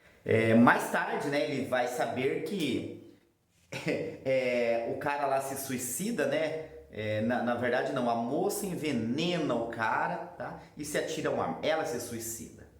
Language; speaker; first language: Portuguese; native; Portuguese